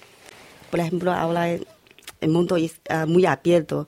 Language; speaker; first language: Spanish; non-native, learner; Chinese